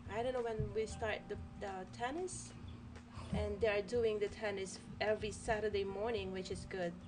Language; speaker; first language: English; non-native, local second language; Iloko